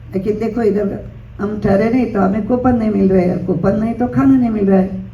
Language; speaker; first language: Hindi; non-native, local second language; Marathi